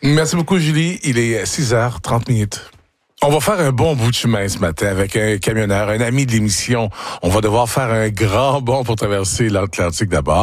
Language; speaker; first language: French; native; French